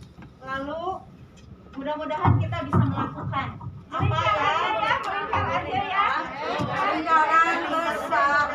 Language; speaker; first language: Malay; non-native, local second language; Sundanese